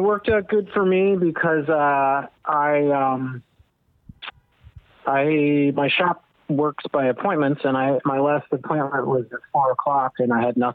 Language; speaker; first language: English; native; English